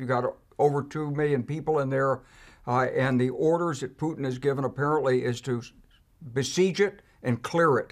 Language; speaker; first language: English; native; English